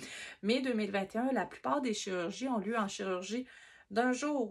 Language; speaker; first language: French; native; French